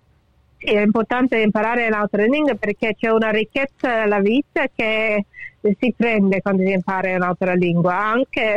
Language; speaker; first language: Italian; early bilingual, heritage; English